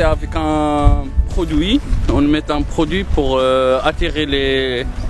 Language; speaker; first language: French; non-native, learner; Arabic